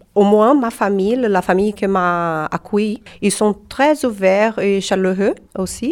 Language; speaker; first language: French; non-native, fluent; Portuguese